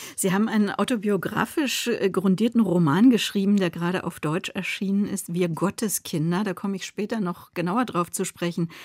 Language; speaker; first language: German; native; German